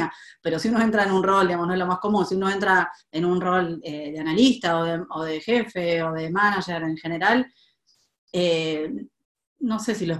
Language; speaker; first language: Spanish; native; Spanish